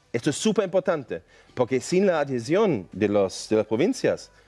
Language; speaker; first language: Spanish; non-native, fluent; German